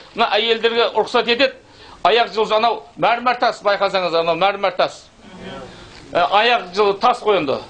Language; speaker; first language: Kazakh; native; Kazakh